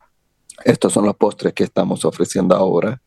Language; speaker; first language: Spanish; non-native, fluent; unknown